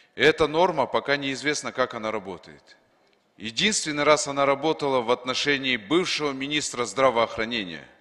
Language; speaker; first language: Russian; non-native, local second language; Kyrgyz